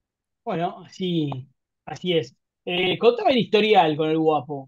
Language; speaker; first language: Spanish; native; Spanish